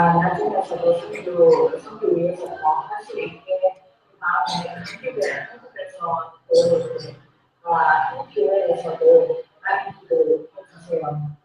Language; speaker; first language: Korean; non-native, learner; Vietnamese